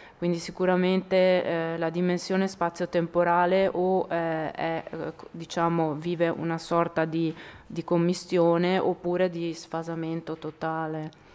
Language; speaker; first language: Italian; native; Italian